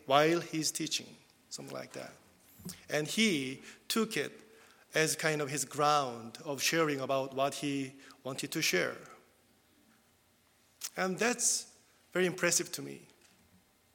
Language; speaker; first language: English; non-native, fluent; Korean